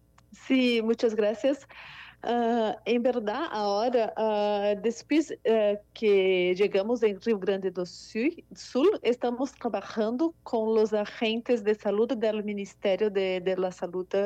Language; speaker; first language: Spanish; non-native, fluent; Portuguese